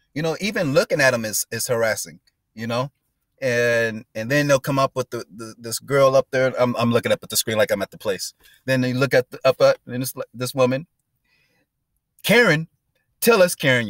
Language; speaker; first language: English; native; English